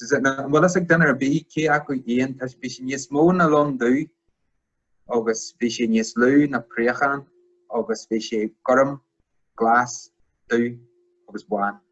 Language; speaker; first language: Irish; non-native, local second language; English